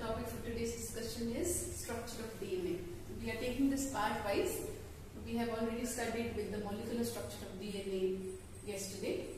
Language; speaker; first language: English; non-native, local second language; Odia